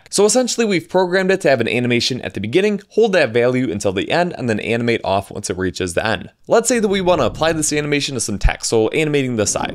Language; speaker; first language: English; native; English